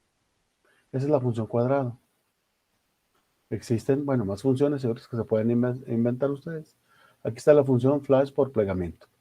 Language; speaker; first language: Spanish; native; Spanish